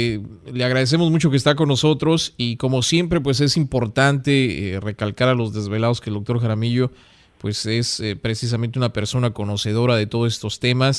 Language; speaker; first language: Spanish; native; Spanish